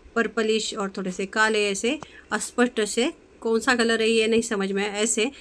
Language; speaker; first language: Hindi; non-native, local second language; Marathi